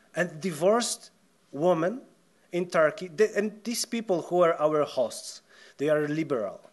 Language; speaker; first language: English; non-native, fluent; Polish